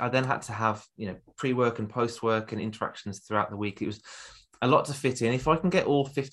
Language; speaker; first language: English; native; English